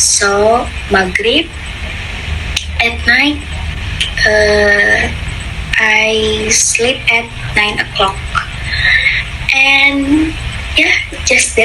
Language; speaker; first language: English; non-native, fluent; Indonesian